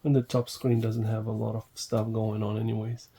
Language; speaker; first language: English; non-native, fluent; Arabic